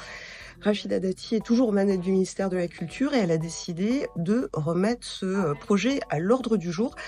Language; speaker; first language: French; native; French